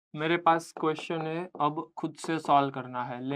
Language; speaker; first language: Hindi; non-native, local second language; Gujarati